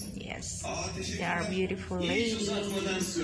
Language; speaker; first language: English; non-native, local second language; Filipino